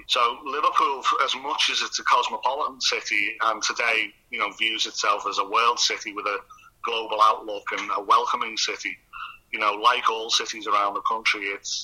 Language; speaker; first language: English; native; English